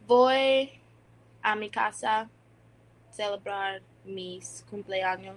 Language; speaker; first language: Spanish; non-native, learner; English